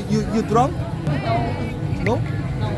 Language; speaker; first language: English; non-native, learner; Korean